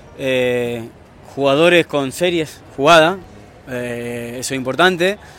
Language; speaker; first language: Spanish; native; Spanish